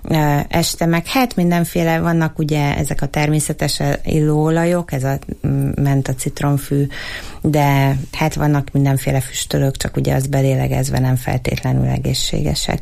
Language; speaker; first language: Hungarian; native; Hungarian